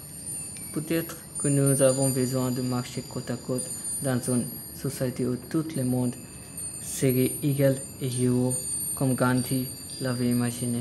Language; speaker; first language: French; non-native, learner; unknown